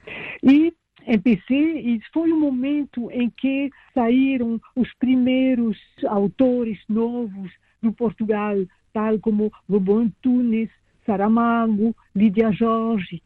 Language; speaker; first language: Portuguese; non-native, fluent; French